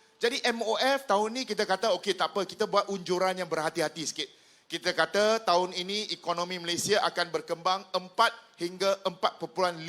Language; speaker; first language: Malay; non-native, local second language; Chinese